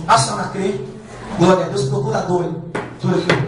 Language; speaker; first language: Portuguese; native; Portuguese